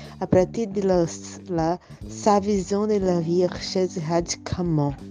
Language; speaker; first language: French; non-native, learner; Portuguese